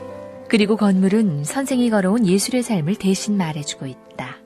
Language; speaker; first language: Korean; native; Korean